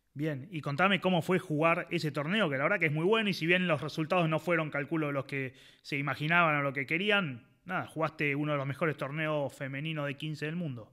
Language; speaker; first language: Spanish; native; Spanish